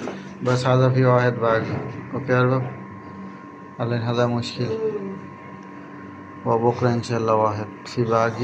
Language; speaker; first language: Arabic; non-native, learner; Bangla